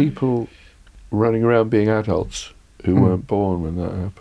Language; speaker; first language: English; native; English